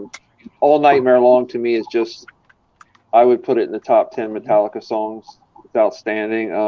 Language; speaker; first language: English; native; English